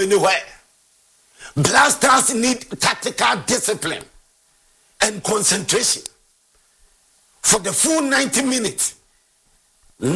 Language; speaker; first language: English; non-native, local second language; Akan